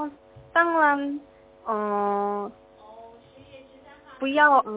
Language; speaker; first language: Chinese; non-native, learner; Korean